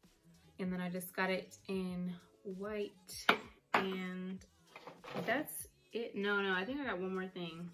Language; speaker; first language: English; native; English